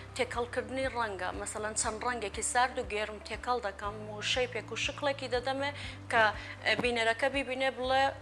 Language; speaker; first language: Central Kurdish; native; Central Kurdish